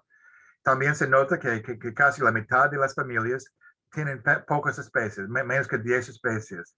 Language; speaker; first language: Spanish; non-native, fluent; English